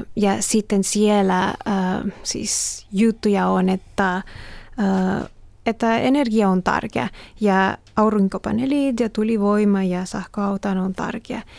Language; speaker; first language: Finnish; non-native, fluent; Spanish